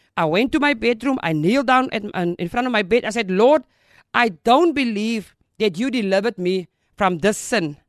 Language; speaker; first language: English; non-native, local second language; Afrikaans